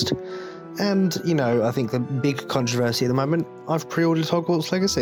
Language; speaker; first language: English; native; English